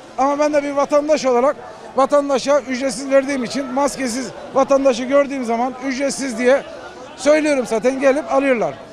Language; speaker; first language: Turkish; native; Turkish